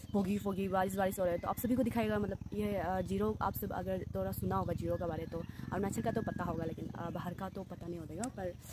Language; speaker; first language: Hindi; non-native, local second language; Nyishi